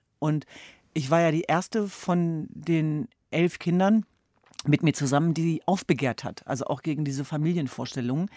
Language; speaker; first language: German; early bilingual, other home language; Kurdish